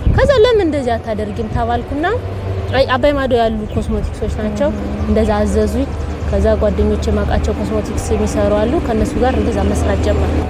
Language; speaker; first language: Amharic; native; Amharic